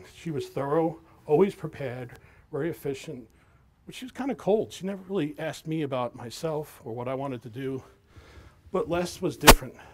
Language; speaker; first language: English; native; English